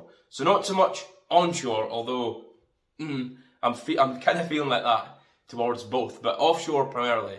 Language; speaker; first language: English; native; English